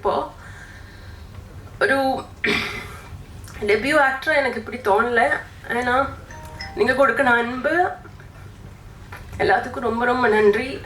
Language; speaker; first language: Tamil; non-native, fluent; Malayalam